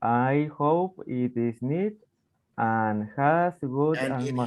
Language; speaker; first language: English; non-native, learner; Spanish